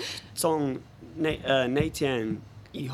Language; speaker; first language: Chinese; non-native, fluent; English